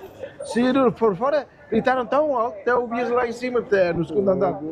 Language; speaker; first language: Portuguese; non-native, learner; German